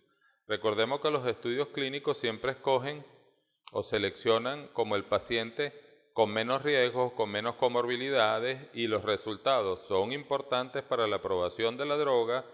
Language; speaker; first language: Spanish; native; Spanish